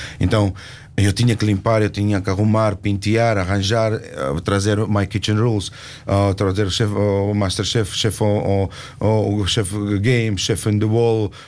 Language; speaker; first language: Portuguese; non-native, fluent; Georgian